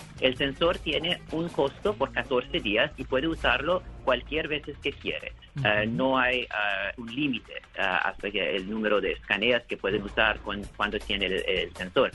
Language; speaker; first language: Spanish; non-native, learner; English